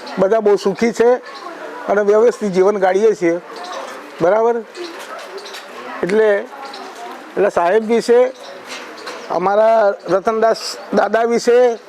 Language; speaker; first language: Gujarati; native; Gujarati